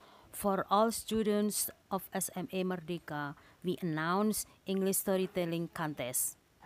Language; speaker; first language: English; non-native, fluent; Indonesian